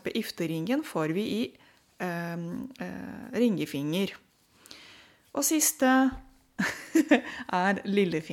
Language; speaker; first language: Norwegian; non-native, fluent; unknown